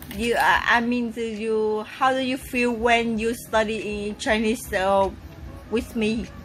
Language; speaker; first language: English; non-native, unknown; Vietnamese